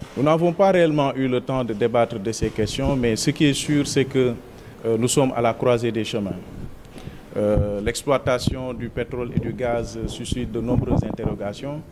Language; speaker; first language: French; non-native, local second language; Wolof